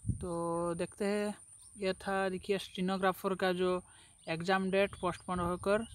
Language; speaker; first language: Hindi; non-native, local second language; Assamese